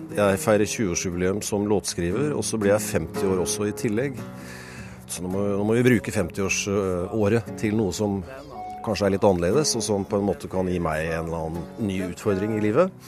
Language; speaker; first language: Norwegian; native; Norwegian